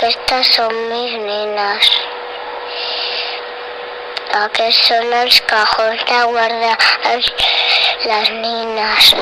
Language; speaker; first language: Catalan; non-native, local second language; Spanish